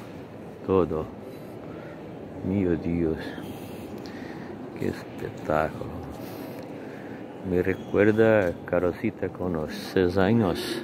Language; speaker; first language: Spanish; non-native, learner; Portuguese